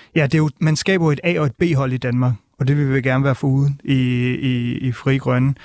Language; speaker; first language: Danish; native; Danish